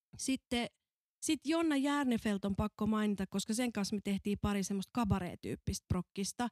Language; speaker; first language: Finnish; native; Finnish